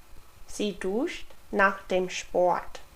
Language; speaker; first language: German; non-native, fluent; English